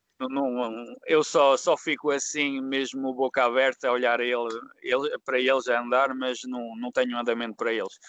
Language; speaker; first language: Portuguese; early bilingual, heritage; Portuguese